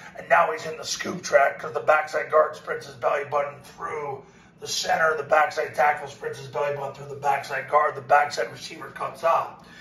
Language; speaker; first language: English; native; English